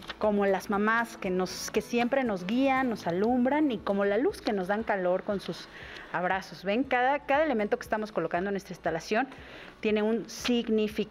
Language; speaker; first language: Spanish; native; Spanish